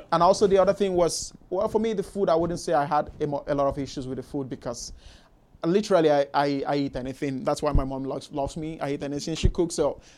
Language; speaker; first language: English; non-native, local second language; Igbo